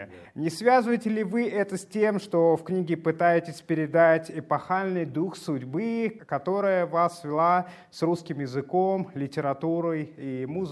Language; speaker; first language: Russian; native; Russian